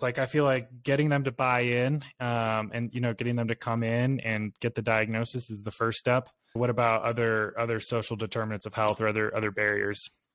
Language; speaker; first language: English; native; English